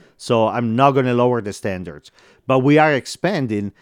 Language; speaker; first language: English; non-native, fluent; Italian